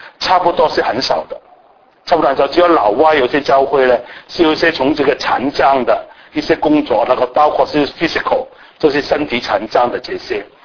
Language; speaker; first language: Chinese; non-native, local second language; Cantonese